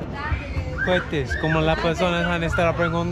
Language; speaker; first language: Spanish; non-native, learner; English